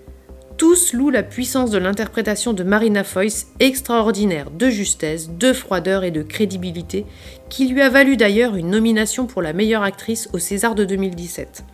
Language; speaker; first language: French; native; French